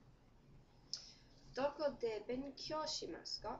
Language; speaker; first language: Japanese; non-native, learner; English